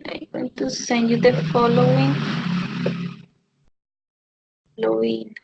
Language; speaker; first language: English; non-native, learner; Spanish